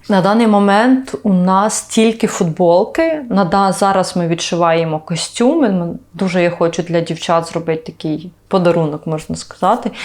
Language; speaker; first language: Ukrainian; native; Ukrainian